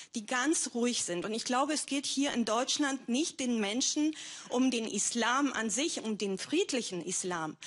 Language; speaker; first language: German; non-native, fluent; Greek